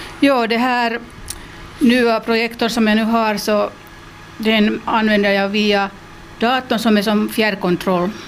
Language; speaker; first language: Swedish; non-native, local second language; Finnish